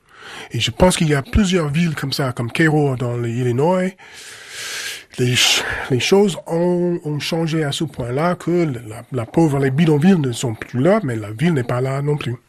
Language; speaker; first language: French; non-native, fluent; English